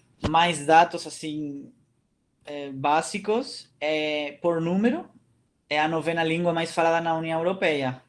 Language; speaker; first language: Portuguese; non-native, fluent; Catalan